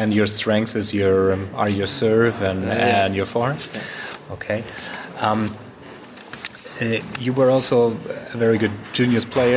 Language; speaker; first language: English; non-native, fluent; German